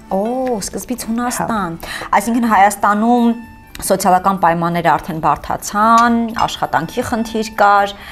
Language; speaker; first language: Armenian; native; Armenian